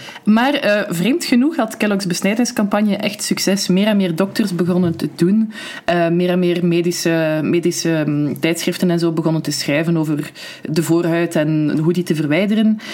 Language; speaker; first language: Dutch; native; Dutch